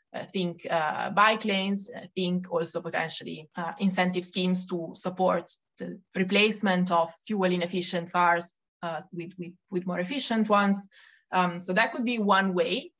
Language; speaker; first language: English; non-native, fluent; Italian